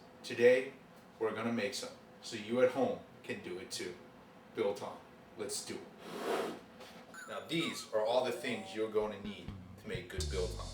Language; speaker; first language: English; native; English